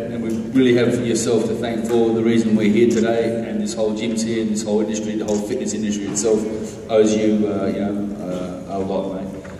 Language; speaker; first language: English; native; English